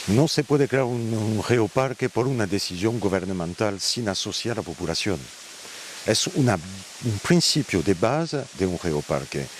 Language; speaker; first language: Spanish; non-native, fluent; French